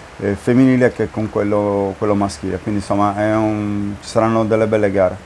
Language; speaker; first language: Italian; native; Italian